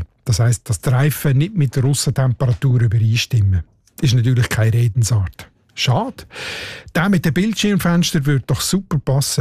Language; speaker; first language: German; native; German